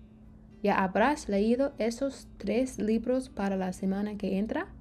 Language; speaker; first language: Spanish; non-native, learner; English